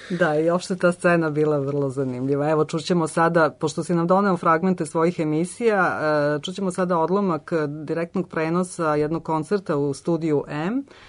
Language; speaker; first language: Serbian; native; Serbian